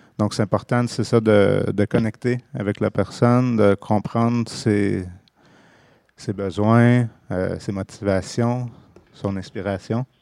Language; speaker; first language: French; native; French